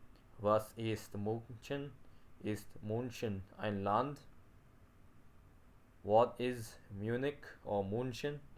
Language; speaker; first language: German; non-native, learner; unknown